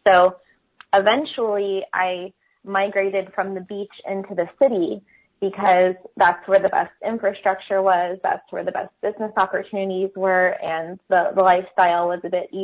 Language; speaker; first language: English; native; English